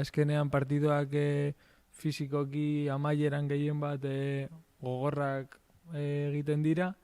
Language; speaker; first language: Basque; non-native, local second language; Spanish